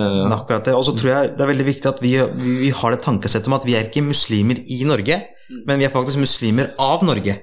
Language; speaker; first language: Norwegian; early bilingual, other home language; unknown